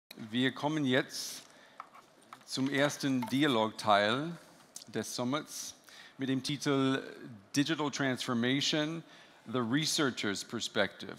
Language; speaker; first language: German; non-native, fluent; English